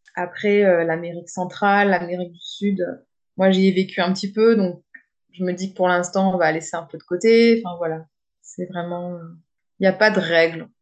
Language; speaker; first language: French; native; French